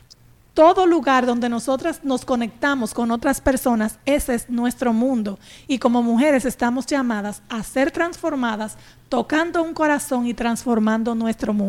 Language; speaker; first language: Spanish; native; Spanish